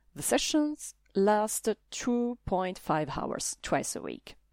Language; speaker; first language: English; non-native, fluent; Italian